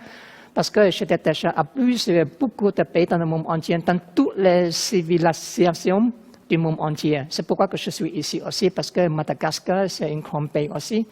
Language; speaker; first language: French; non-native, fluent; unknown